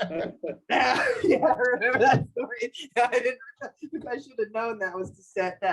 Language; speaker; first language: English; native; English